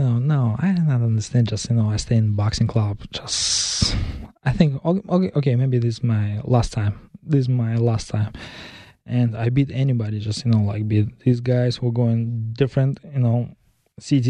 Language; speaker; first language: English; non-native, learner; Kazakh